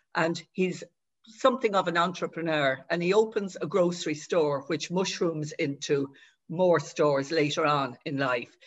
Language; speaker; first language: English; native; English